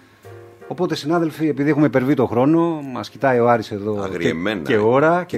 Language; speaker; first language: Greek; native; Greek